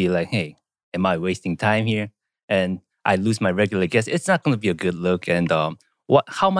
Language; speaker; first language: English; non-native, fluent; Korean